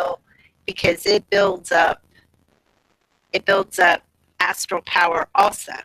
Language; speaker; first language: English; native; English